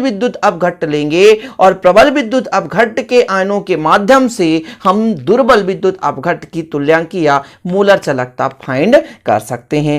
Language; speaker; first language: Hindi; native; Hindi